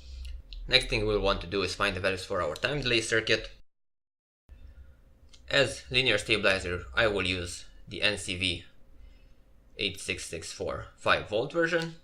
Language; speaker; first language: English; non-native, fluent; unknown